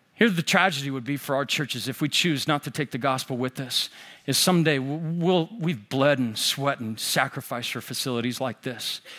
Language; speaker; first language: English; native; English